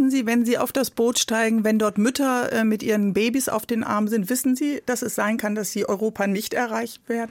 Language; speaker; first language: German; native; German